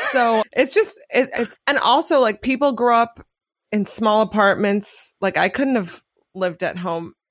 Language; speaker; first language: English; native; English